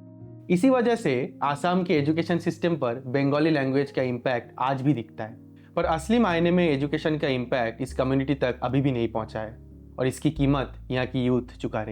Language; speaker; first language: Hindi; native; Hindi